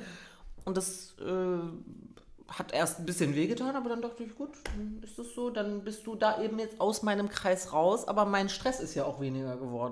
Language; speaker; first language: German; native; German